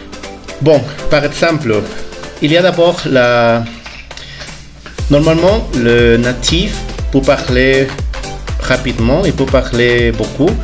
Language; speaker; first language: French; non-native, fluent; Spanish